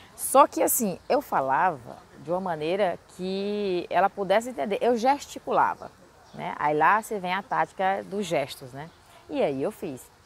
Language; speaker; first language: Portuguese; native; Portuguese